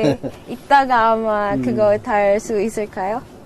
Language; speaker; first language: Korean; non-native, fluent; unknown